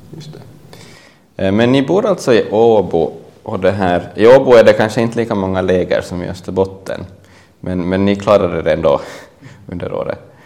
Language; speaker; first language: Swedish; native; Swedish